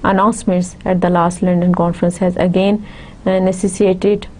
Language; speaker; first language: English; non-native, local second language; Urdu